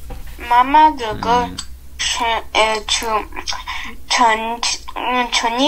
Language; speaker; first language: Chinese; non-native, learner; English